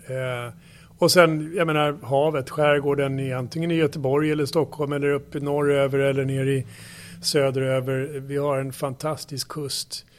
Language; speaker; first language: Swedish; native; Swedish